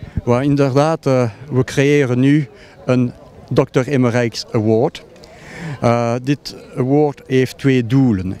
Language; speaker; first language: Dutch; non-native, fluent; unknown